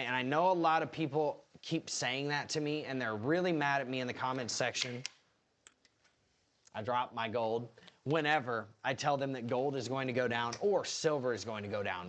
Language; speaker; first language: English; native; English